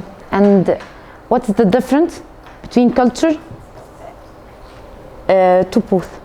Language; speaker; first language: English; non-native, fluent; Arabic